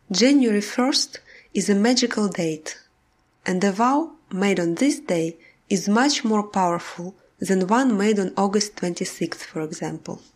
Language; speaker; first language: English; non-native, fluent; Russian